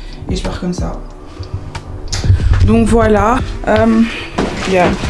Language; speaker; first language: French; native; French